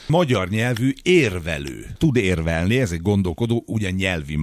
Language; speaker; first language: Hungarian; native; Hungarian